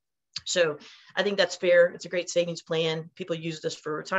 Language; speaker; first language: English; native; English